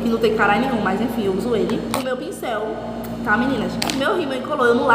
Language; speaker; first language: Portuguese; native; Portuguese